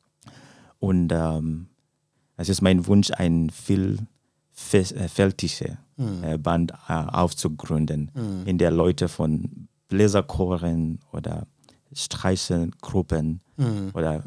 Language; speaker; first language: German; non-native, fluent; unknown